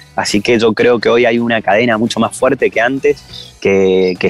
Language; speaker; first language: Spanish; native; Spanish